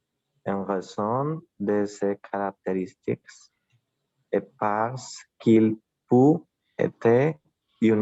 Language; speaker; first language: French; non-native, learner; Spanish